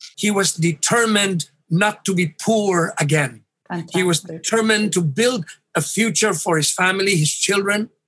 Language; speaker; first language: English; non-native, local second language; Hiligaynon